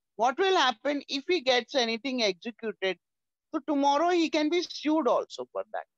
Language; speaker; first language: English; non-native, local second language; Hindi